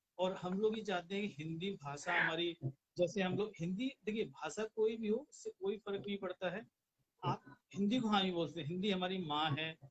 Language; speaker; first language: Hindi; native; Hindi